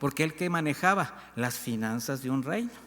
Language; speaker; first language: Spanish; native; Spanish